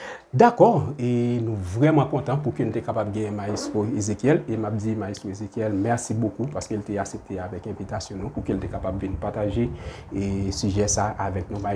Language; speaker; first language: French; non-native, local second language; Haitian Creole